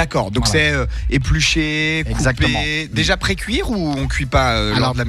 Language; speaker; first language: French; native; French